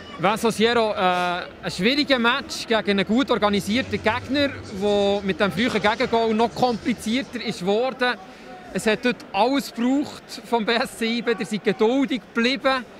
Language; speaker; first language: German; native; German